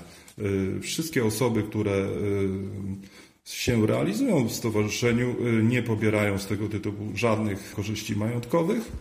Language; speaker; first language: Polish; native; Polish